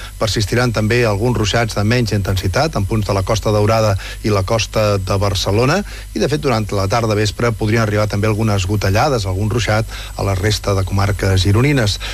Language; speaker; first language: Catalan; native; Catalan